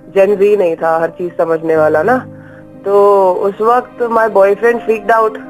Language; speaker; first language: Hindi; native; Hindi